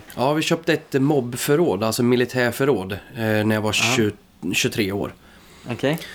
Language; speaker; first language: Swedish; native; Swedish